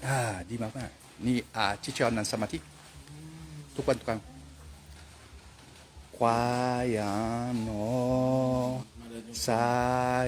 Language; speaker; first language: Thai; non-native, learner; French